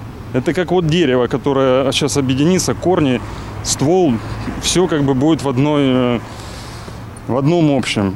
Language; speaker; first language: Russian; native; Russian